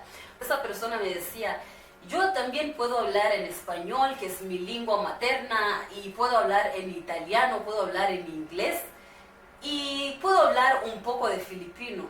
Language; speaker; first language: Spanish; non-native, learner; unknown